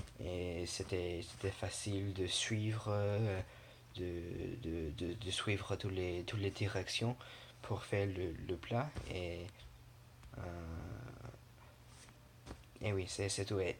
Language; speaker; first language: French; non-native, learner; English